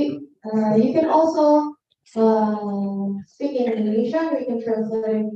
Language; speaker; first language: English; non-native, learner; Indonesian